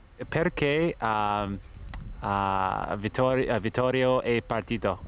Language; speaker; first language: Italian; early bilingual, heritage; Italian